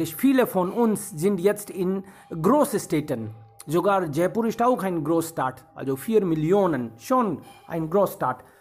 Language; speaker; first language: German; non-native, fluent; Hindi